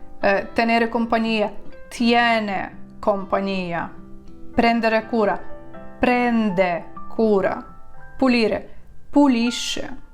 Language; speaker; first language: Italian; non-native, fluent; Ukrainian